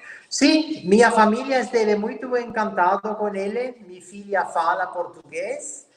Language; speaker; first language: Portuguese; non-native, learner; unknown